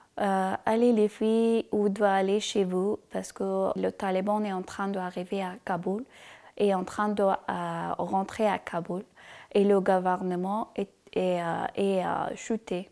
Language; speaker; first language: French; non-native, learner; Persian